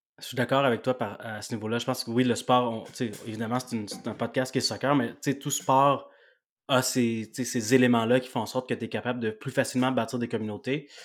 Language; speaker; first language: French; native; French